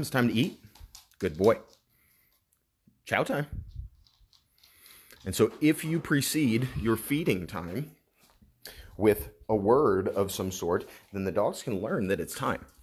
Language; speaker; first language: English; native; English